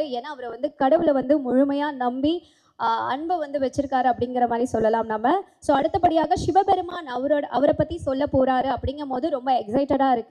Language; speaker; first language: Tamil; native; Tamil